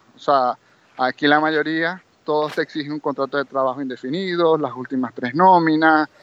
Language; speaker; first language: Spanish; native; Spanish